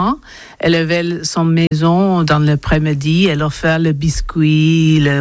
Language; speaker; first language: French; non-native, learner; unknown